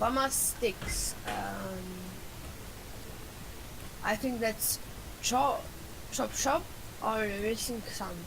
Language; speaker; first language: English; non-native, learner; Macedonian